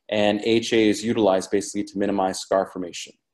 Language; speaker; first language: English; native; English